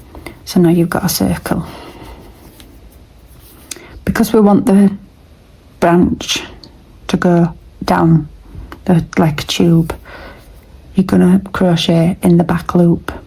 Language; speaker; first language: English; native; English